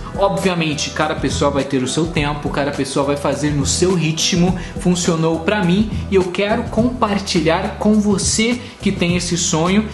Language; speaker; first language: Portuguese; native; Portuguese